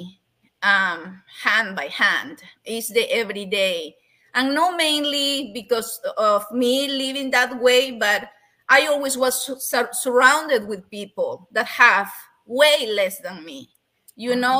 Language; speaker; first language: English; non-native, fluent; Spanish